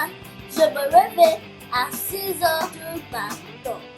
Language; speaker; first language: French; non-native, learner; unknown